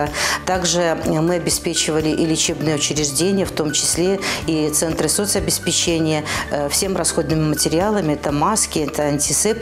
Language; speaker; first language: Russian; native; Russian